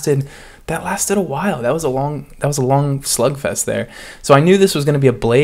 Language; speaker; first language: English; native; English